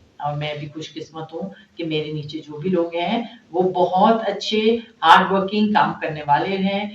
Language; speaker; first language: Urdu; non-native, local second language; Baluchi